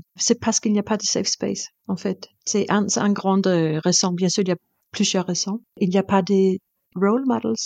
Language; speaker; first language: French; non-native, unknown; Danish